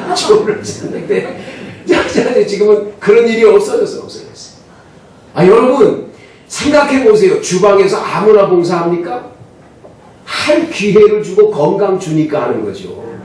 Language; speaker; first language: Korean; native; Korean